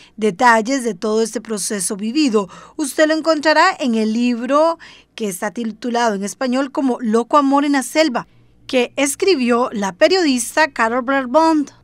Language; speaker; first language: Spanish; native; Spanish